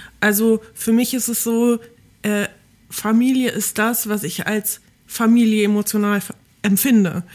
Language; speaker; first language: German; early bilingual, other home language; Polish